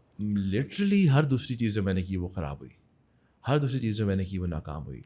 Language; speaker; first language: Urdu; native; Urdu